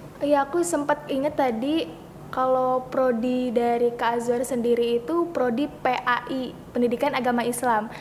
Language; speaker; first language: Indonesian; native; Indonesian